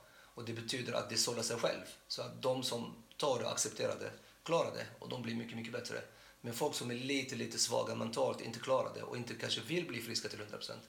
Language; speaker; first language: Swedish; non-native, fluent; Arabic